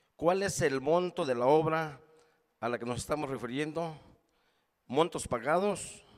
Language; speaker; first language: Spanish; native; Spanish